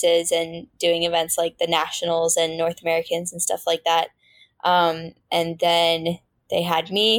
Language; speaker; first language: English; native; English